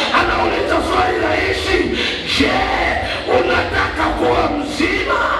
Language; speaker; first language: Swahili; non-native, local second language; Kamba